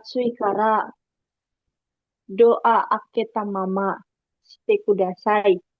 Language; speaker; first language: Japanese; non-native, learner; Indonesian